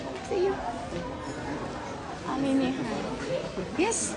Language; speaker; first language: English; non-native, learner; Thai